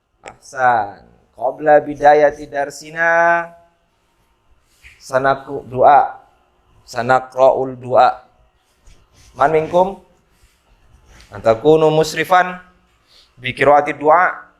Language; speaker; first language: Arabic; non-native, fluent; Indonesian